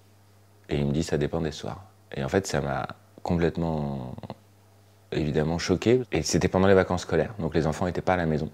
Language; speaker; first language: French; native; French